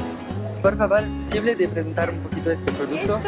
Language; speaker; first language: Spanish; non-native, learner; French